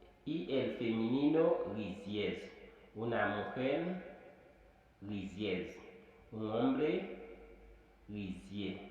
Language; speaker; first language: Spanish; non-native, fluent; Haitian Creole